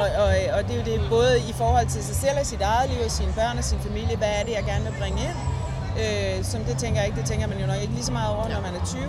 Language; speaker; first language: Danish; native; Danish